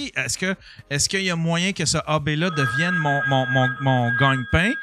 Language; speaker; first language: French; native; French